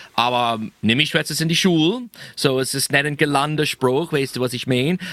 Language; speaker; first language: German; non-native, fluent; English